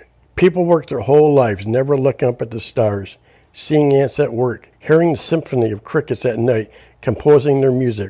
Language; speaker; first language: English; native; English